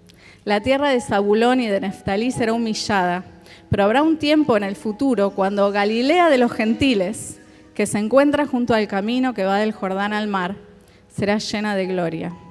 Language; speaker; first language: Spanish; native; Spanish